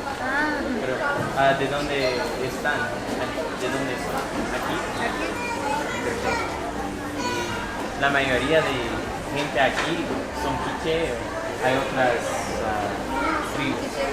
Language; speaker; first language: Spanish; non-native, learner; English